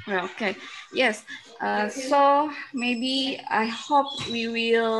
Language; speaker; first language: English; non-native, learner; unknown